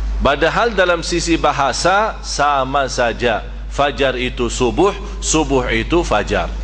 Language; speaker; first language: Malay; non-native, fluent; Arabic